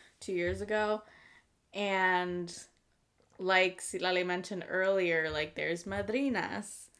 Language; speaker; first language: English; early bilingual, other home language; Spanish